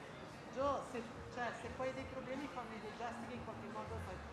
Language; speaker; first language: Italian; native; Italian